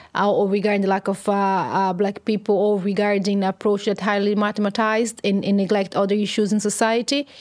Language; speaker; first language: English; non-native, fluent; Portuguese